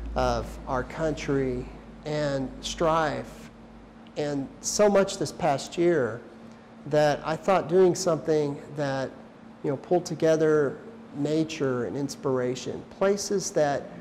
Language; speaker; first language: English; native; English